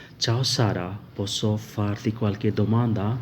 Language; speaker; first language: Italian; non-native, learner; Urdu